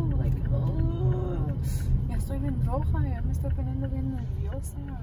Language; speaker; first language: Spanish; early bilingual, heritage; Spanish